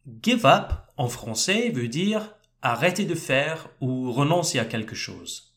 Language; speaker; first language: French; non-native, fluent; English